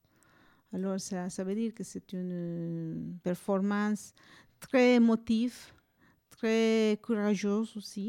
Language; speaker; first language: French; non-native, fluent; Spanish